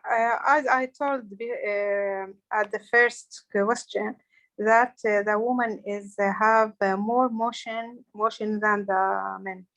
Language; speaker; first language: English; non-native, learner; Arabic